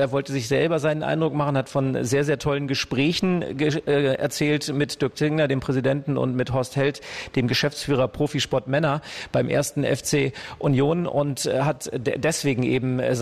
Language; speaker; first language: German; native; German